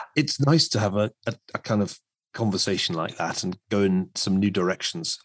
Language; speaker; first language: English; native; English